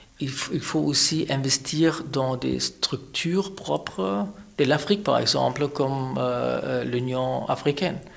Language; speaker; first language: French; non-native, fluent; German